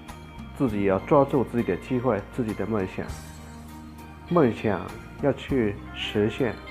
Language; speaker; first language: Chinese; non-native, fluent; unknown